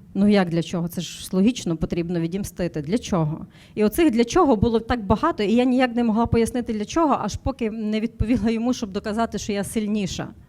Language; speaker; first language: Ukrainian; native; Ukrainian